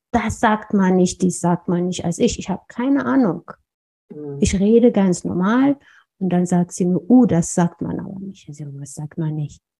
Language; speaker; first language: German; non-native, fluent; Amharic